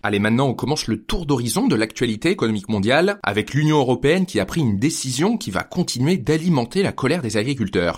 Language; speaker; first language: French; native; French